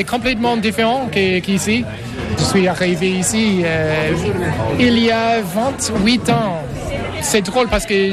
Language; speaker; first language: French; non-native, fluent; English